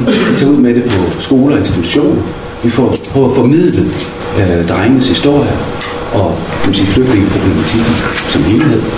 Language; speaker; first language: Danish; native; Danish